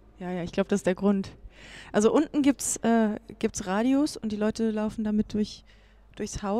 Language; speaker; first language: German; native; German